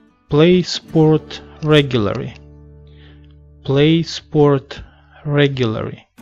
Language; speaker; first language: English; non-native, fluent; Russian